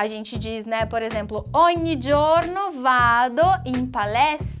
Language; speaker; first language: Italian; non-native, fluent; Portuguese